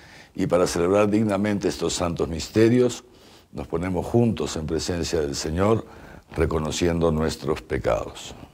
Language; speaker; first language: Spanish; native; Spanish